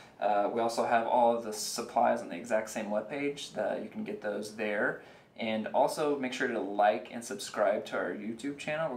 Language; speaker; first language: English; native; English